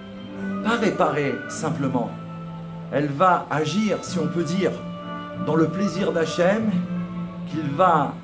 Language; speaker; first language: French; native; French